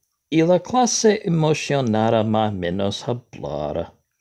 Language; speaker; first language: Spanish; non-native, learner; English